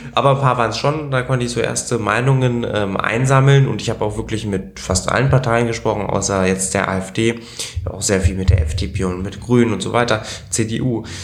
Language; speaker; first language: German; native; German